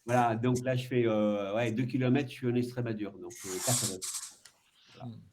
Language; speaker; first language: French; native; French